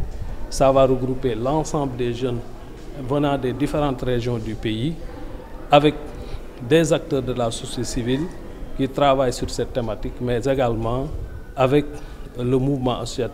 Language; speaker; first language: French; non-native, local second language; Wolof